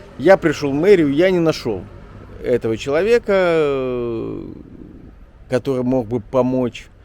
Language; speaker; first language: Russian; native; Russian